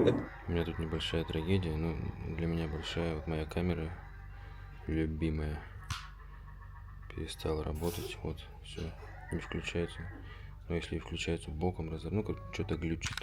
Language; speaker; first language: Russian; native; Russian